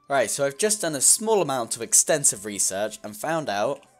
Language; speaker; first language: English; native; English